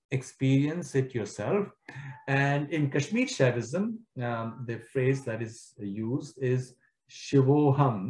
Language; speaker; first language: English; non-native, local second language; Kashmiri